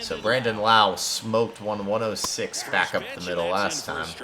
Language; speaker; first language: English; native; English